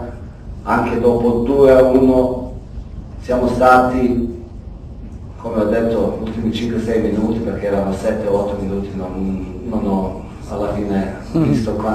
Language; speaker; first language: Italian; non-native, fluent; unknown